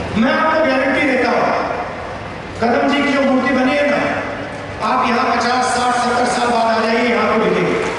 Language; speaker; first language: Hindi; native; Hindi